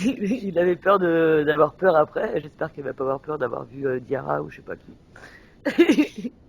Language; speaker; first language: French; native; French